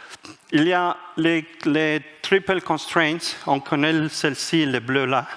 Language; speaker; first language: French; non-native, fluent; Spanish